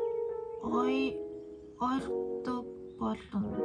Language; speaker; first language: Mongolian; non-native, learner; Korean